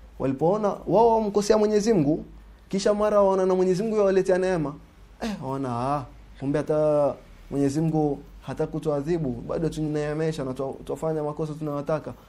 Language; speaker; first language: Swahili; native; Swahili